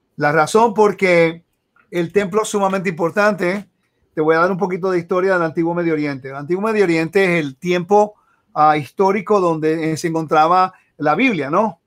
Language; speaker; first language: Spanish; early bilingual, heritage; Spanish